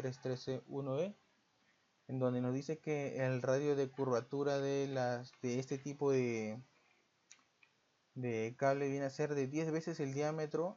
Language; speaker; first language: Spanish; native; Spanish